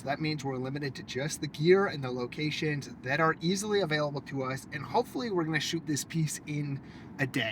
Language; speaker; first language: English; native; English